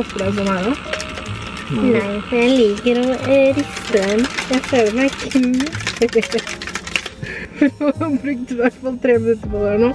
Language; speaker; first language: Norwegian; early bilingual, other home language; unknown